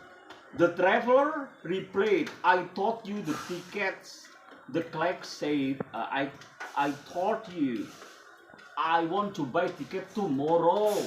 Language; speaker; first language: English; non-native, learner; Indonesian